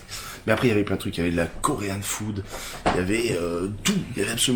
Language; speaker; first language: French; native; French